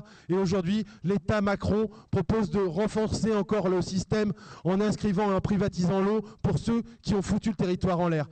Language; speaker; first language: French; native; French